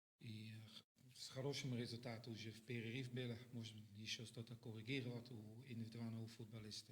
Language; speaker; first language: Russian; non-native, learner; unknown